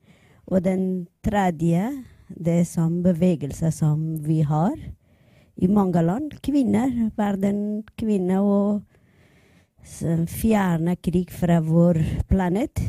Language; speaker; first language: Norwegian; non-native, learner; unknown